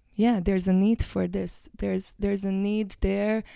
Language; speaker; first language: English; non-native, fluent; Hungarian